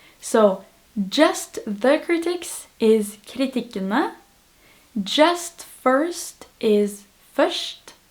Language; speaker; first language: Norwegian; non-native, fluent; French